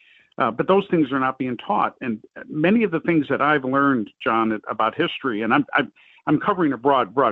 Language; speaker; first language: English; native; English